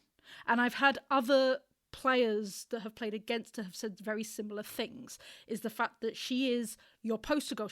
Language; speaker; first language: English; native; English